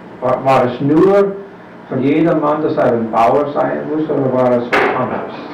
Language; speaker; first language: German; non-native, fluent; English